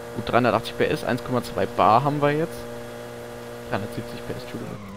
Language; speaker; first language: German; native; German